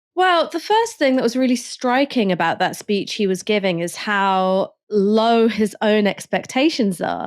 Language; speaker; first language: English; native; English